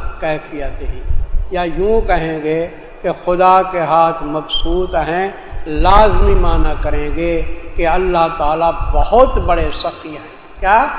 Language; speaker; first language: Urdu; non-native, local second language; Saraiki